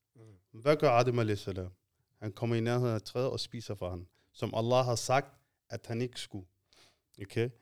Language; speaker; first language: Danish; early bilingual, other home language; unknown